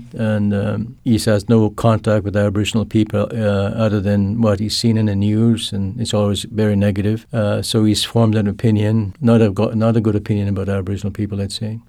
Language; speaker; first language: English; non-native, fluent; Cree